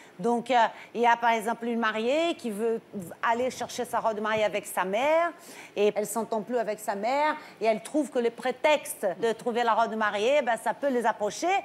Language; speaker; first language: French; non-native, fluent; Portuguese